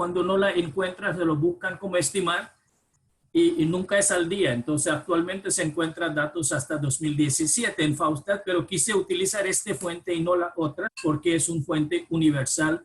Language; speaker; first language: Spanish; non-native, fluent; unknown